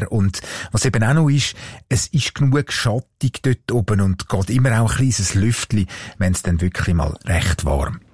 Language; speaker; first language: German; native; German